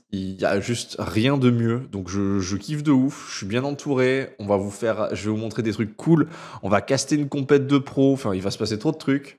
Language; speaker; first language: French; native; French